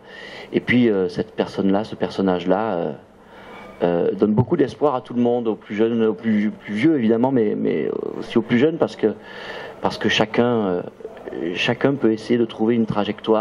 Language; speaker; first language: French; native; French